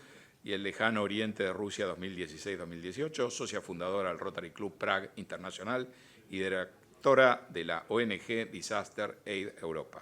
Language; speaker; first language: Spanish; native; Spanish